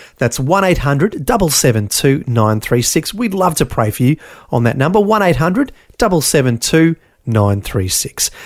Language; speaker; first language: English; native; English